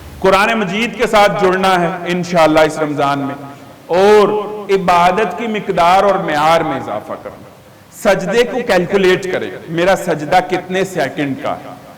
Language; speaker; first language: Urdu; native; Urdu